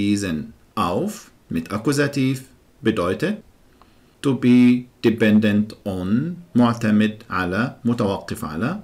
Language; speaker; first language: German; non-native, fluent; Arabic